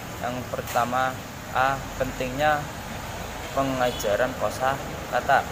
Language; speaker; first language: Indonesian; native; Indonesian